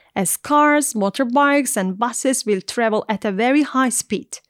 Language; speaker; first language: English; non-native, fluent; Turkish